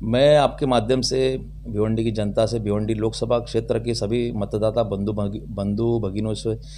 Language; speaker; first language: Hindi; non-native, local second language; Telugu